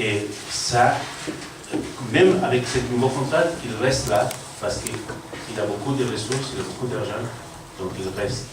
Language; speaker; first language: French; non-native, learner; Spanish